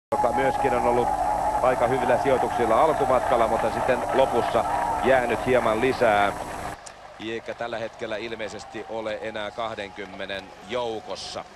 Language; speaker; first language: Finnish; native; Finnish